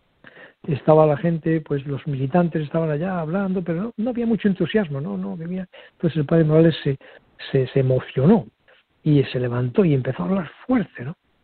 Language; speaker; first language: Spanish; native; Spanish